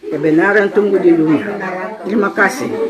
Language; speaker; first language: Indonesian; non-native, local second language; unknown